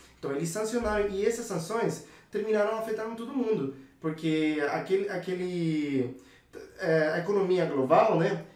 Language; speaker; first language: Portuguese; non-native, fluent; Spanish